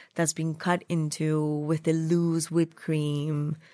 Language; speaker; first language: English; non-native, fluent; Spanish